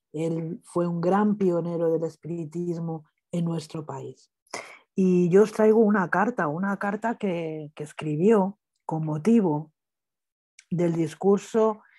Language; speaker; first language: Spanish; native; Spanish